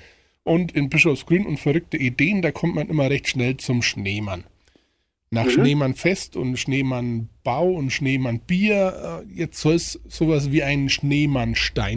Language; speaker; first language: German; native; German